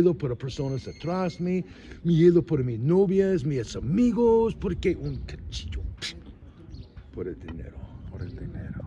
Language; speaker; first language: Spanish; non-native, learner; English